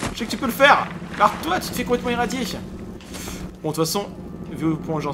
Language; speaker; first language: French; native; French